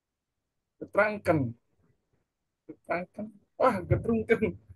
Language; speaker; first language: German; non-native, learner; Indonesian